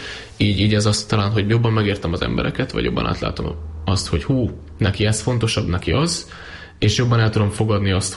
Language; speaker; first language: Hungarian; native; Hungarian